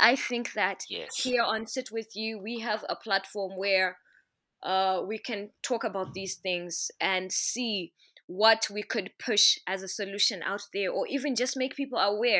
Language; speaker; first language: English; non-native, local second language; Shona